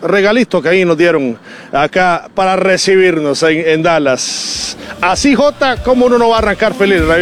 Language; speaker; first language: Spanish; native; Spanish